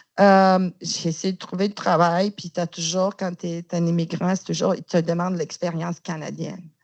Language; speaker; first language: French; non-native, fluent; Romanian